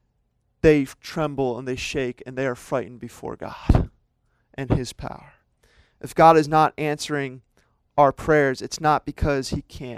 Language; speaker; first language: English; native; English